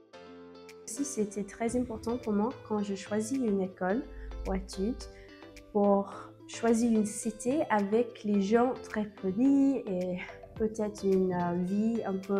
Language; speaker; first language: French; non-native, learner; English